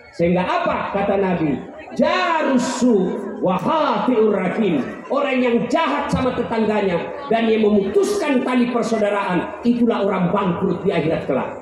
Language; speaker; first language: Indonesian; non-native, local second language; Buginese